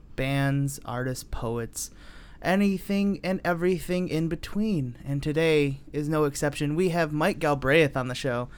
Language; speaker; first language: English; native; English